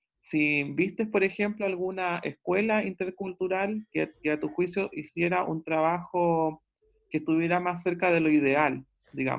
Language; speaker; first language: Spanish; native; Spanish